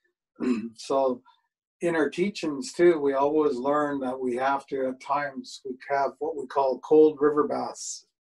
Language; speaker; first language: English; native; English